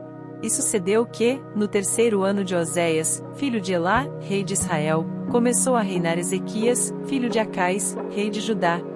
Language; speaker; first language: Portuguese; native; Portuguese